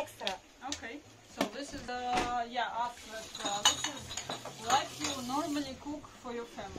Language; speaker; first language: English; non-native, learner; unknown